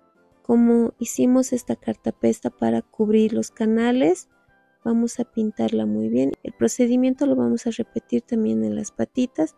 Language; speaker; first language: Spanish; native; Spanish